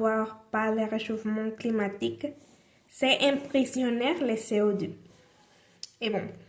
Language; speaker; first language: French; non-native, learner; Spanish